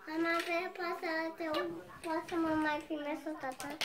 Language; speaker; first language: Romanian; early bilingual, heritage; Romanian